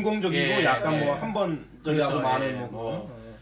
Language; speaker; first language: Korean; native; Korean